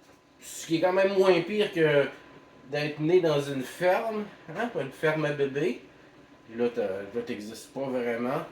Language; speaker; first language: French; native; French